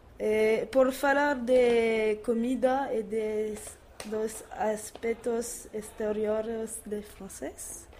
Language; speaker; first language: Portuguese; non-native, learner; French